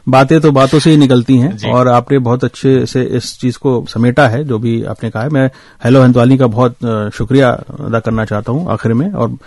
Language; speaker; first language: Hindi; native; Hindi